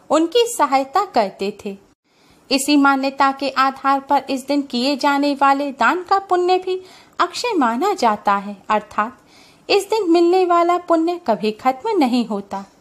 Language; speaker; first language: Hindi; native; Hindi